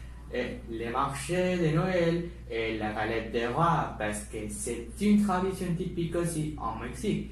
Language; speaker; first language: French; non-native, learner; Spanish